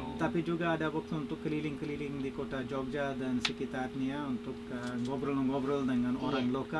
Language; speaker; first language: Indonesian; non-native, fluent; English